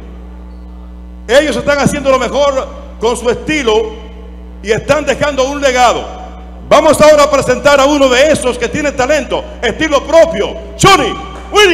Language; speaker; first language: Spanish; native; Spanish